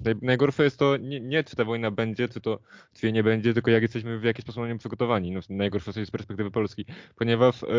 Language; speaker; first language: Polish; native; Polish